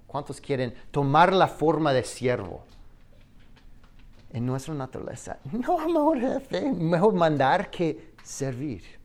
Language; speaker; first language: Spanish; non-native, fluent; English